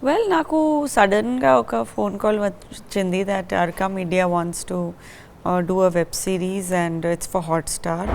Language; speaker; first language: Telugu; non-native, learner; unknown